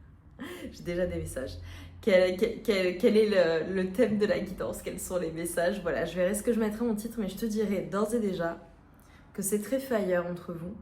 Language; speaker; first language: French; native; French